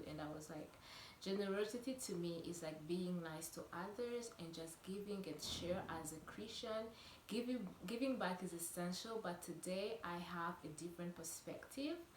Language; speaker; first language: English; non-native, local second language; Kinyarwanda